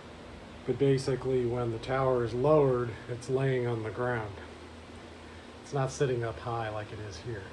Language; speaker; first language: English; native; English